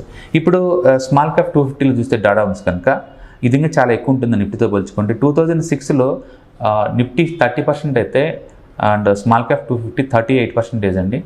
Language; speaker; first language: Telugu; native; Telugu